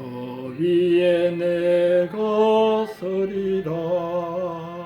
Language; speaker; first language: Korean; native; Korean